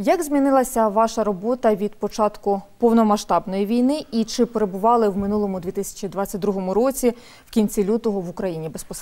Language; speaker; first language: Ukrainian; native; Ukrainian